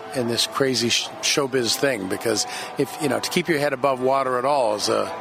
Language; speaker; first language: English; native; English